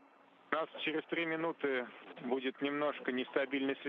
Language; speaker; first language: Russian; native; Russian